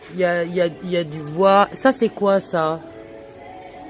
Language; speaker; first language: French; native; French